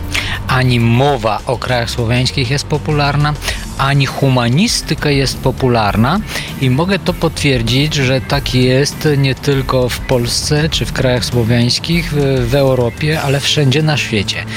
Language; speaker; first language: Polish; non-native, fluent; Bulgarian